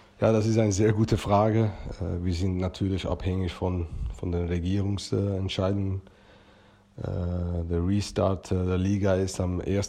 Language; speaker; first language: German; non-native, fluent; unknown